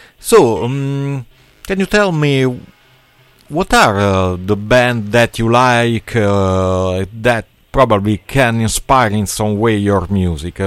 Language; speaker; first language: English; non-native, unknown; Italian